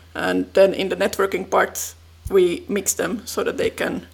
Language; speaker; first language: English; non-native, fluent; Finnish